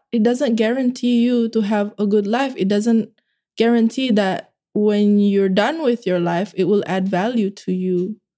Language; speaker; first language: English; early bilingual, other home language; Indonesian